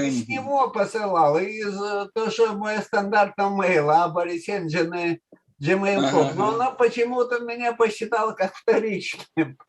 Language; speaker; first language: Russian; native; Russian